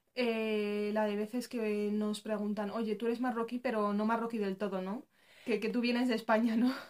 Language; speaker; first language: Spanish; early bilingual, other home language; Arabic